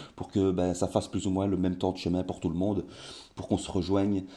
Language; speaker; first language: French; native; French